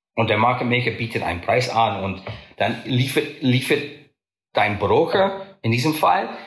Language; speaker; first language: German; non-native, fluent; English